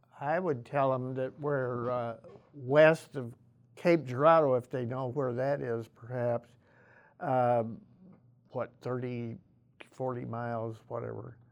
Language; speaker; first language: English; native; English